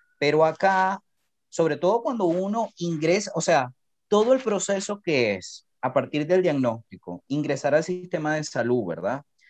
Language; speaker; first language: Spanish; native; Spanish